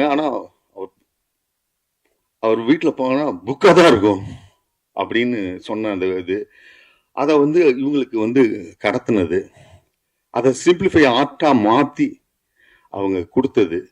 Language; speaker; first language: Tamil; native; Tamil